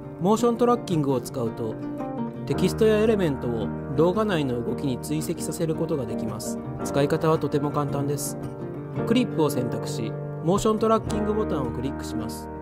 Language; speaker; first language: Japanese; native; Japanese